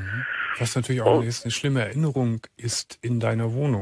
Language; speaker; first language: German; native; German